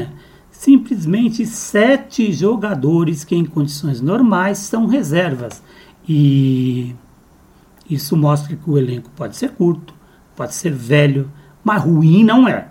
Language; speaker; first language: Portuguese; native; Portuguese